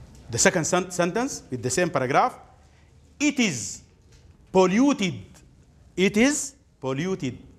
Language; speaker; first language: English; non-native, fluent; Arabic